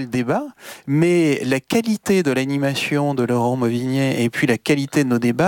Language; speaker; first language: French; native; French